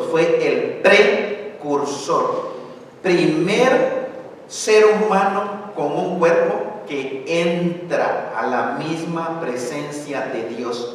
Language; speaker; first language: Spanish; native; Spanish